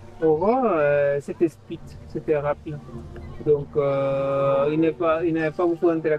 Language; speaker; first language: French; non-native, fluent; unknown